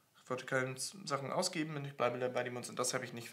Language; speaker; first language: German; non-native, fluent; English